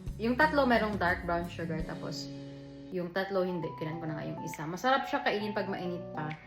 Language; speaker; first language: Filipino; non-native, local second language; Hiligaynon